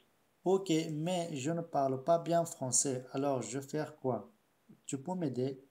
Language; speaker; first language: French; non-native, learner; Pashto